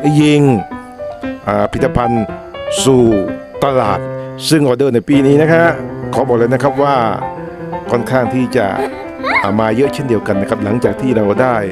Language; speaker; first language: Thai; native; Thai